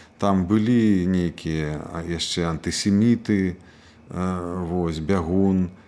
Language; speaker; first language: Belarusian; native; Belarusian